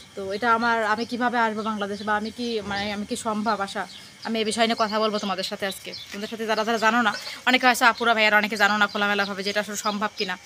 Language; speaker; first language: Bangla; native; Bangla